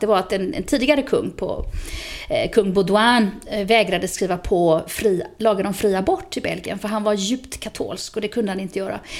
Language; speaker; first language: Swedish; native; Swedish